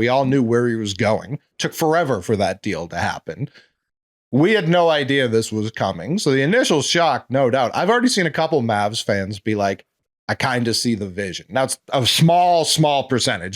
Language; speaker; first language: English; native; English